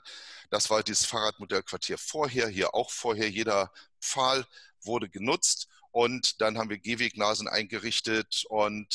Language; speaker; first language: German; native; German